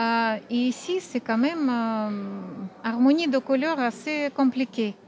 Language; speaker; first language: French; non-native, fluent; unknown